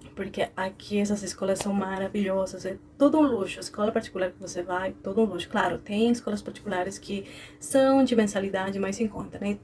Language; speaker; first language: Portuguese; non-native, fluent; Spanish